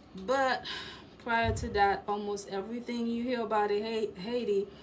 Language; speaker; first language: English; non-native, fluent; Haitian Creole